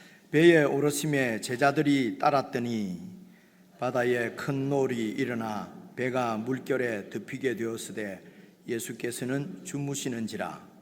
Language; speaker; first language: Korean; native; Korean